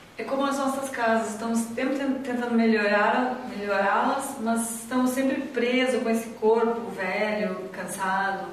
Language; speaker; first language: Portuguese; native; Portuguese